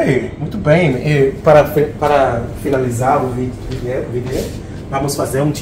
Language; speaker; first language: Portuguese; non-native, learner; English